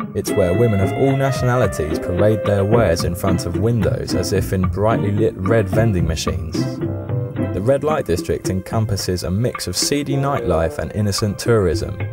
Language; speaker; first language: English; native; English